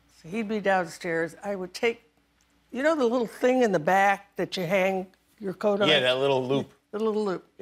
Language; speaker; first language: English; native; English